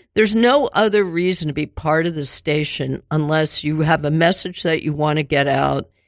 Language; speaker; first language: English; native; English